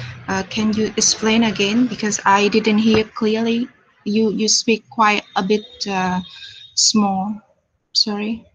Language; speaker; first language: English; non-native, fluent; Vietnamese